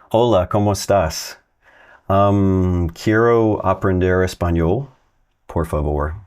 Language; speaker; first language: Spanish; non-native, fluent; English